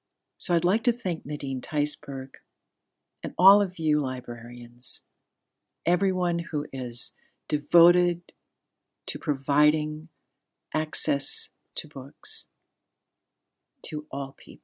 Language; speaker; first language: English; native; English